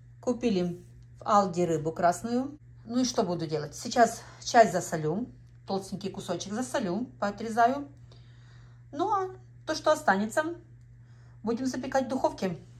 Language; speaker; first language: Russian; native; Russian